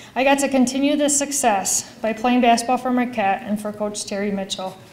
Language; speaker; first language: English; native; English